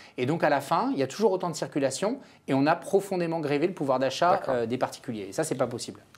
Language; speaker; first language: French; native; French